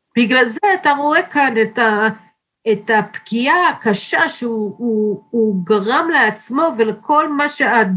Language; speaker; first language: Hebrew; non-native, fluent; English